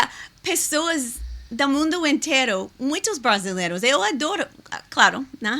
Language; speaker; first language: Portuguese; non-native, learner; English